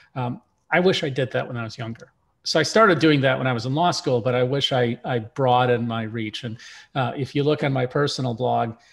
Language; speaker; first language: English; early bilingual, other home language; Russian